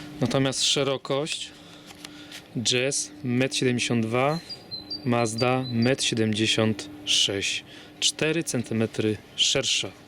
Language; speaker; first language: Polish; native; Polish